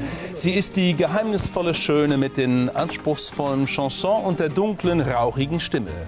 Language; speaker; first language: German; native; German